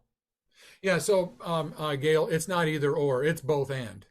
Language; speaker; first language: English; native; English